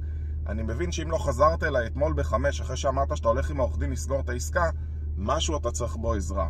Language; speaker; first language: Hebrew; native; Hebrew